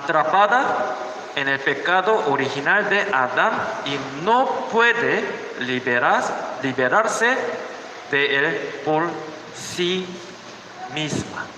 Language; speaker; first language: Spanish; non-native, learner; Korean